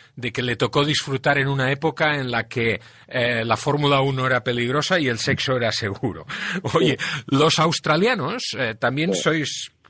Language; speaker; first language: Spanish; non-native, local second language; Catalan